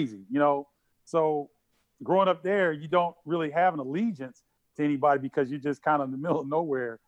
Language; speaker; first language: English; native; English